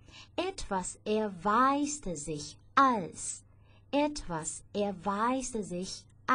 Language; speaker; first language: German; non-native, fluent; Chinese